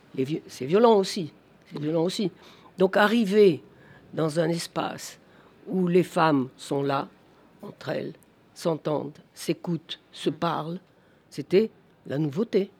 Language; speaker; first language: French; native; French